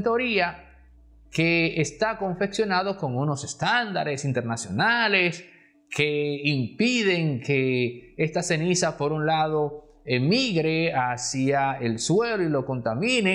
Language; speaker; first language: Spanish; native; Spanish